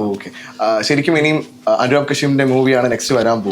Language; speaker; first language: Malayalam; native; Malayalam